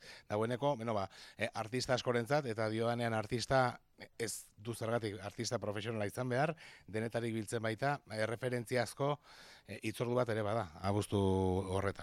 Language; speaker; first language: Basque; native; Basque